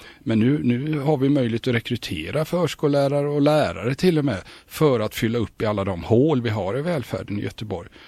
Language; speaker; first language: Swedish; native; Swedish